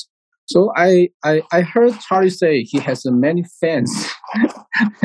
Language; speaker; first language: English; non-native, learner; Chinese